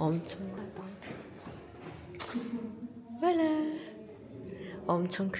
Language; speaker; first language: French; non-native, learner; Korean